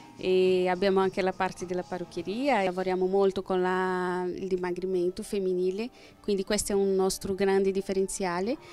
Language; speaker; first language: Italian; non-native, fluent; Portuguese